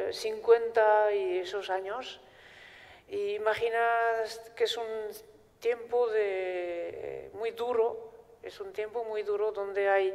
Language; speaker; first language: Spanish; non-native, fluent; Basque